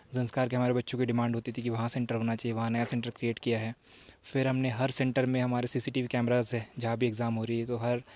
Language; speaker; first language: Hindi; non-native, local second language; Marathi